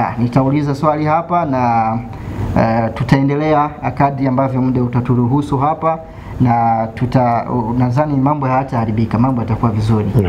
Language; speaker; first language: Swahili; native; Swahili